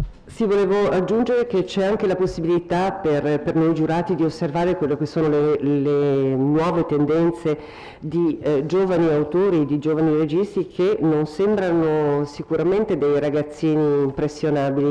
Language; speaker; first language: Italian; native; Italian